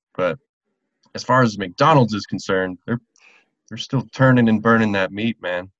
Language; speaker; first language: English; native; English